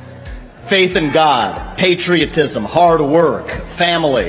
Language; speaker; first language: English; early bilingual, other home language; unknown